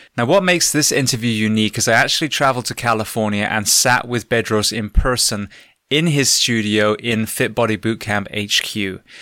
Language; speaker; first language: English; native; English